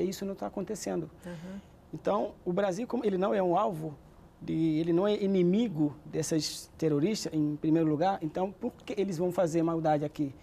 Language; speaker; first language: Portuguese; non-native, fluent; Wolof